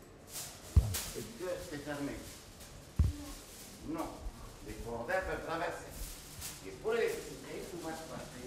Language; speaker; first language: French; native; French